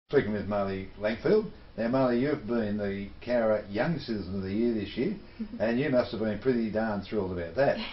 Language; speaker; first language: English; native; English